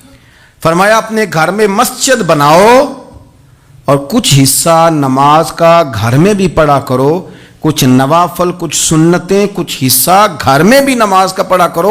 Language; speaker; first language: Urdu; native; Urdu